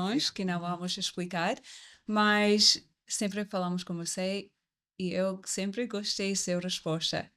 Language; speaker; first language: Portuguese; non-native, learner; English